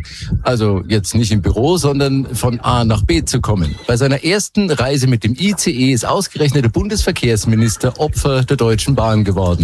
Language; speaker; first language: German; native; German